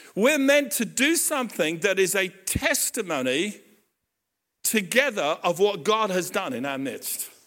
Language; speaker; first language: English; native; English